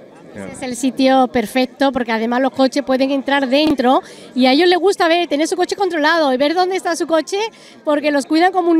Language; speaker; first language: Spanish; native; Spanish